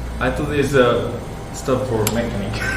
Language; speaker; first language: English; non-native, learner; Korean